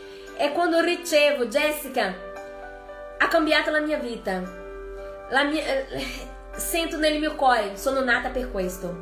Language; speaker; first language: Italian; non-native, fluent; Portuguese